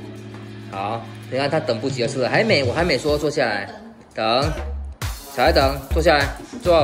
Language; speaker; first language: Chinese; native; Chinese